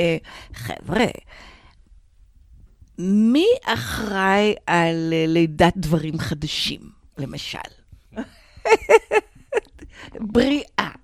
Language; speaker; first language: Hebrew; non-native, fluent; English